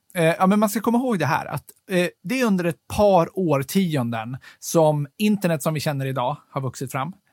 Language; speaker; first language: Swedish; native; Swedish